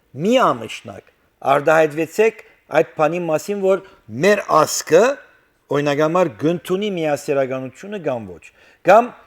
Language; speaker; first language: Armenian; early bilingual, heritage; Armenian